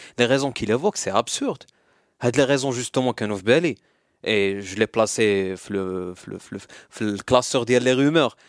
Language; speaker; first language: French; non-native, local second language; Arabic